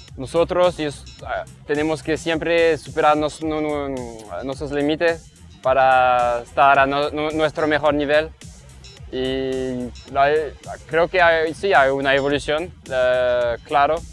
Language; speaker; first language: Spanish; non-native, fluent; French